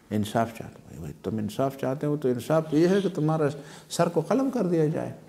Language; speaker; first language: Urdu; non-native, local second language; Pashto